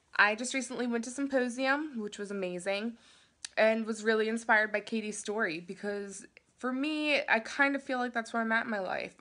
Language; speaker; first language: English; native; English